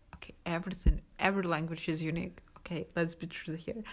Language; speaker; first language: English; non-native, fluent; Russian